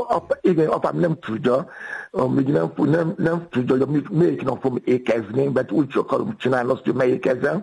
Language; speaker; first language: Hungarian; non-native, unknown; Yoruba